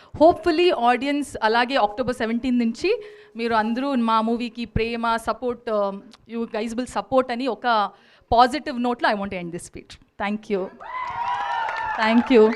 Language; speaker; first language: Telugu; non-native, learner; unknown